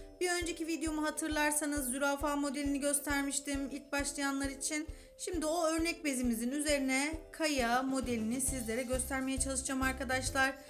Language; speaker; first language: Turkish; native; Turkish